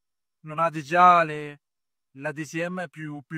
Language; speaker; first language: French; non-native, learner; Italian